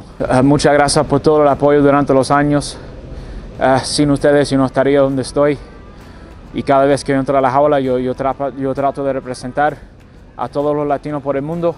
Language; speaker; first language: Spanish; early bilingual, heritage; Spanish